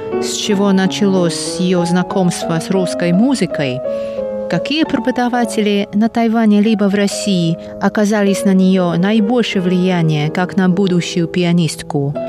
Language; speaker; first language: Russian; non-native, fluent; Chinese